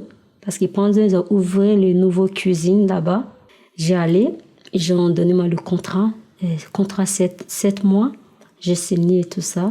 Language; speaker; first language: French; non-native, learner; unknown